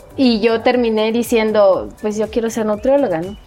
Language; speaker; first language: Spanish; native; Spanish